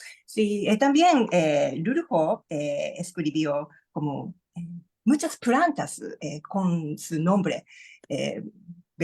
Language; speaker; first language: Spanish; non-native, learner; Japanese